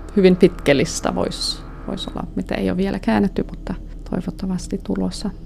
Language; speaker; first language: Finnish; non-native, fluent; German